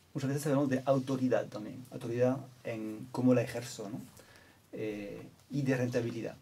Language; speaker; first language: Spanish; non-native, fluent; French